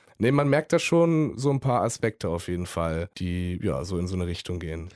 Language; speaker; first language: German; native; German